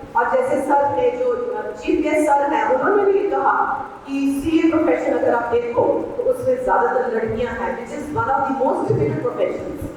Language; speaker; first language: Hindi; non-native, local second language; Punjabi